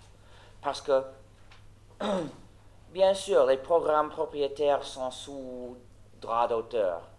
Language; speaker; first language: French; non-native, fluent; English